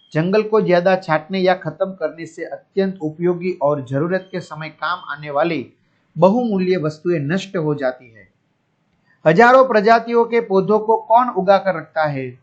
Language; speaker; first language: Hindi; non-native, local second language; Gujarati